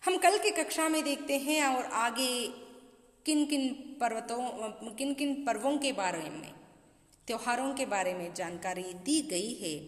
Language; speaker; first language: Hindi; non-native, local second language; Kannada